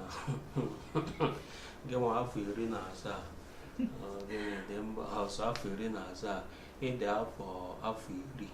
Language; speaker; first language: Igbo; native; Igbo